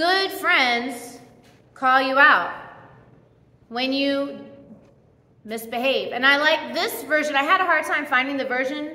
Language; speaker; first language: English; native; English